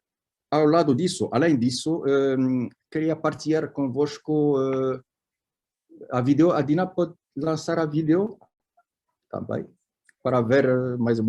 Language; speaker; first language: Portuguese; non-native, fluent; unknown